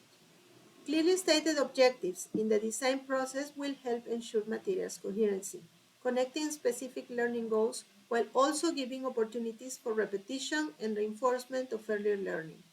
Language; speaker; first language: English; non-native, fluent; Spanish